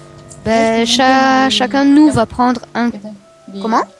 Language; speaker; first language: French; native; French